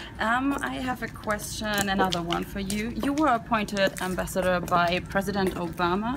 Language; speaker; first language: English; non-native, fluent; German